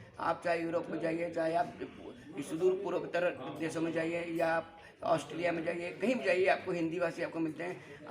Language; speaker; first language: Hindi; native; Hindi